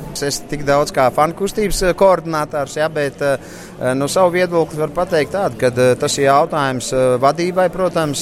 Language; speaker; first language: Latvian; native; Latvian